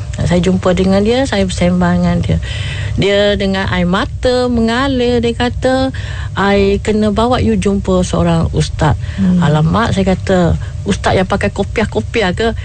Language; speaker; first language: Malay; non-native, local second language; Chinese